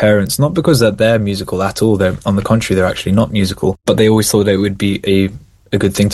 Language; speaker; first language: English; native; English